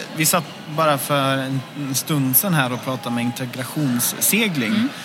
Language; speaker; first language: Swedish; native; Swedish